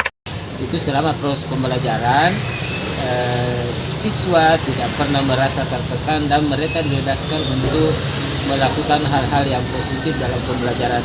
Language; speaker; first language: Indonesian; native; Indonesian